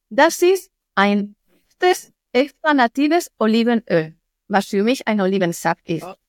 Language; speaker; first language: German; non-native, fluent; Spanish